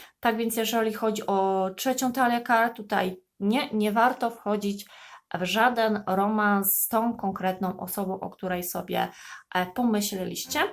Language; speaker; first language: Polish; native; Polish